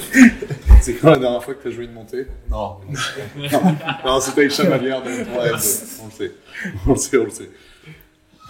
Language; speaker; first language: French; native; French